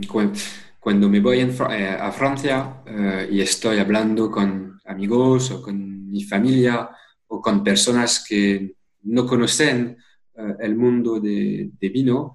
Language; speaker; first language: Spanish; non-native, fluent; French